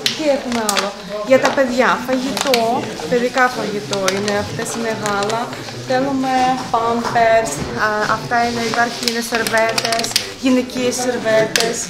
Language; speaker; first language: Greek; non-native, learner; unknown